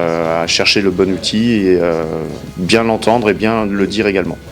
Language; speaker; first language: French; native; French